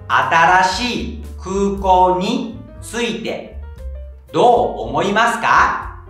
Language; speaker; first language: Japanese; non-native, fluent; Indonesian